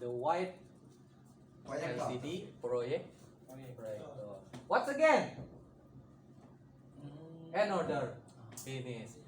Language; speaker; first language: English; non-native, learner; Indonesian